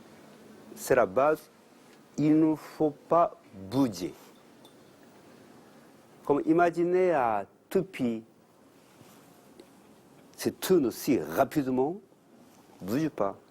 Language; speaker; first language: French; non-native, learner; Japanese